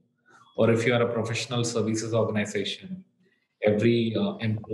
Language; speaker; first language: English; non-native, local second language; Malayalam